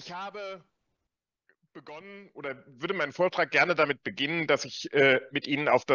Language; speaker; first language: German; native; German